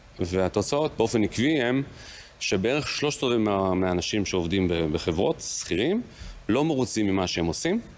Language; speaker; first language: Hebrew; native; Hebrew